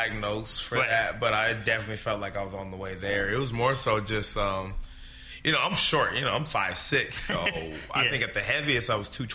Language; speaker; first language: English; native; English